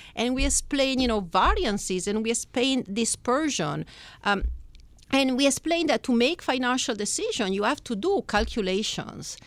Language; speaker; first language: English; non-native, fluent; Italian